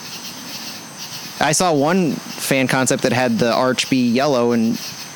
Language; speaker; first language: English; native; English